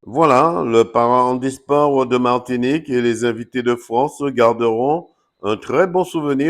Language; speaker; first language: French; native; French